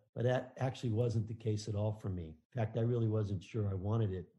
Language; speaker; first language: English; native; English